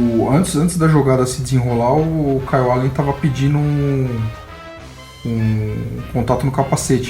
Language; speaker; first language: Portuguese; native; Portuguese